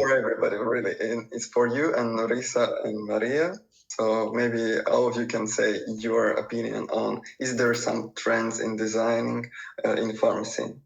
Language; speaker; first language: English; non-native, fluent; Russian